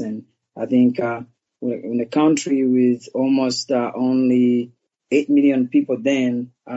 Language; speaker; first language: English; non-native, local second language; Kinyarwanda